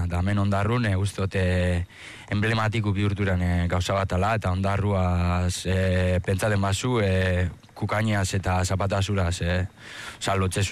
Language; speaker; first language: Basque; early bilingual, other home language; Spanish